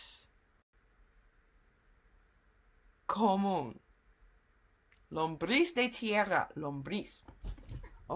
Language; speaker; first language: Spanish; non-native, fluent; English